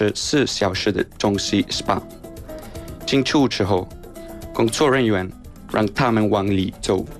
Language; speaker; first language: Chinese; non-native, fluent; Spanish